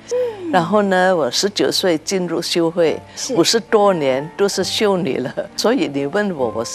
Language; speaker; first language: Chinese; early bilingual, heritage; Chinese